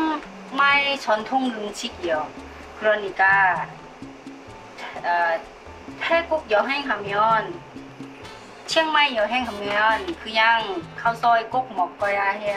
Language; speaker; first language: Korean; non-native, learner; Thai